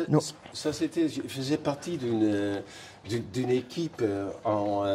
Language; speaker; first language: French; non-native, fluent; Dutch